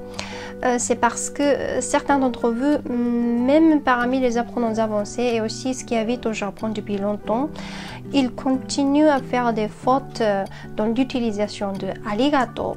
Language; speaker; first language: French; non-native, fluent; Japanese